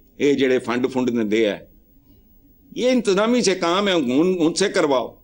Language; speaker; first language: Urdu; non-native, local second language; Punjabi